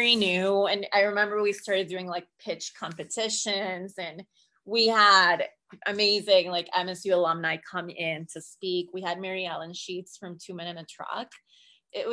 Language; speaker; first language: English; non-native, fluent; Spanish